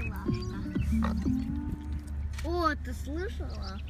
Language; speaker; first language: Russian; early bilingual, heritage; Russian